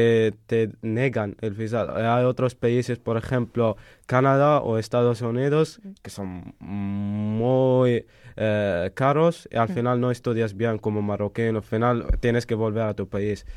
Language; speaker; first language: Spanish; non-native, fluent; Arabic